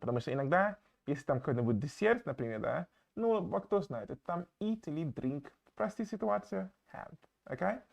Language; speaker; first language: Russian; non-native, fluent; English